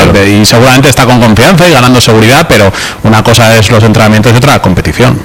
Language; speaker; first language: Spanish; native; Spanish